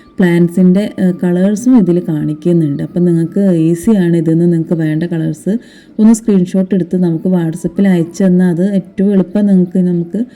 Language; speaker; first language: Malayalam; native; Malayalam